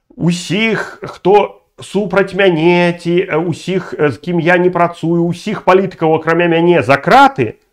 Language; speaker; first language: Belarusian; non-native, local second language; Russian